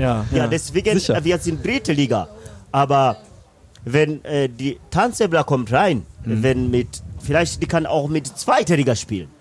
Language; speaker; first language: German; non-native, learner; Swahili